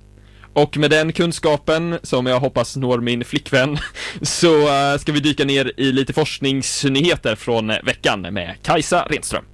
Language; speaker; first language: Swedish; native; Swedish